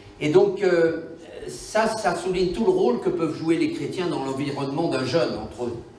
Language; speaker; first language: French; native; French